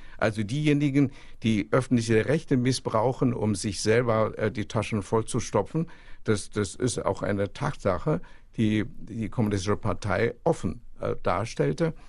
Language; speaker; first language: German; non-native, fluent; Chinese